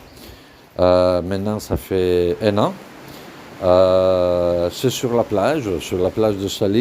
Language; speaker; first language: French; non-native, fluent; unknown